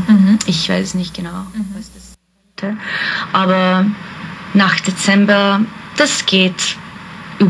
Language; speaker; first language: German; non-native, fluent; Hungarian